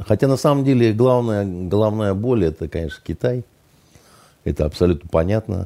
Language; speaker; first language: Russian; native; Russian